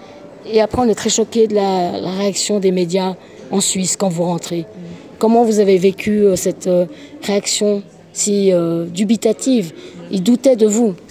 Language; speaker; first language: French; native; French